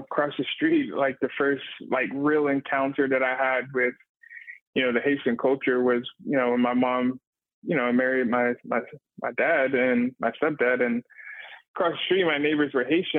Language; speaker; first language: English; native; English